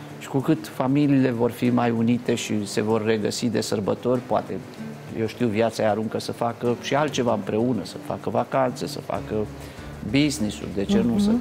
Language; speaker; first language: Romanian; native; Romanian